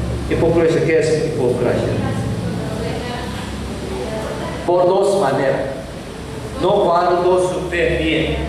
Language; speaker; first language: Spanish; non-native, learner; Korean